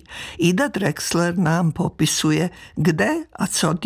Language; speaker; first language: Czech; non-native, fluent; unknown